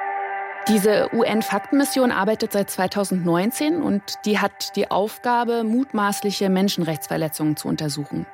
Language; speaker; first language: German; native; German